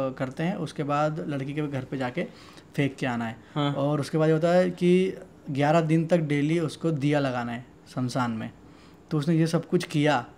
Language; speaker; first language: Hindi; native; Hindi